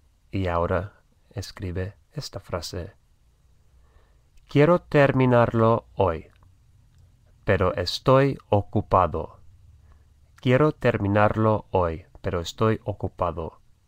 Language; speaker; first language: Spanish; native; Spanish